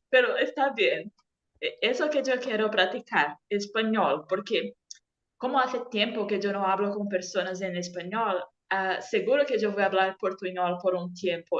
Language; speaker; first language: Spanish; non-native, learner; Portuguese